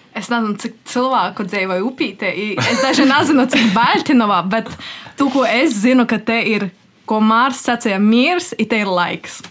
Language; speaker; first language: Latvian; native; Latvian